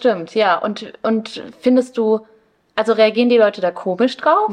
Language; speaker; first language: German; early bilingual, other home language; Spanish